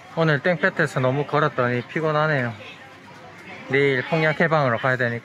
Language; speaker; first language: Korean; native; Korean